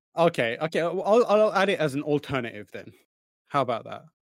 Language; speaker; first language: English; native; English